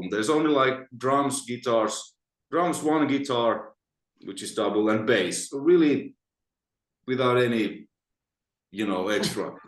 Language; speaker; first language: English; non-native, fluent; Finnish